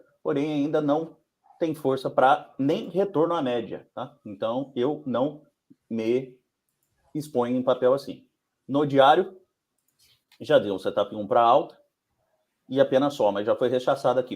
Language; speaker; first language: Portuguese; native; Portuguese